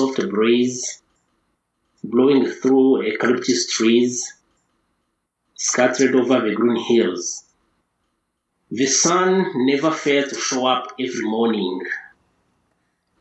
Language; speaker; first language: English; non-native, local second language; Kinyarwanda